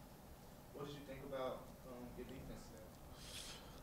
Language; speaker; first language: English; native; English